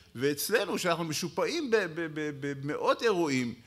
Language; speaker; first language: Hebrew; native; Hebrew